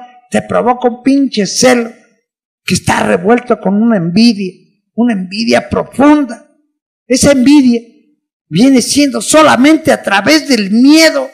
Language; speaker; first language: Spanish; native; Spanish